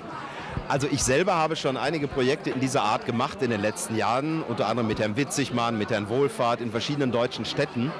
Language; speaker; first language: German; native; German